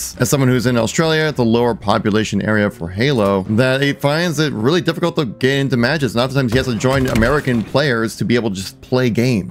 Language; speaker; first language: English; native; English